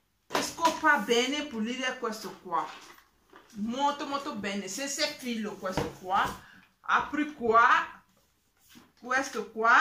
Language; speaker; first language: Italian; non-native, learner; English